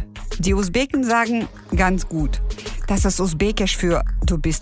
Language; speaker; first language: German; non-native, fluent; Uzbek